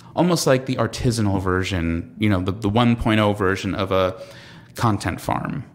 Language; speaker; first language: English; native; English